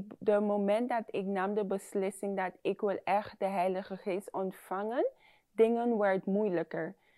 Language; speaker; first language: Dutch; non-native, fluent; English